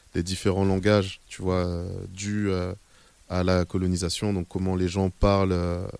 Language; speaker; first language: French; native; French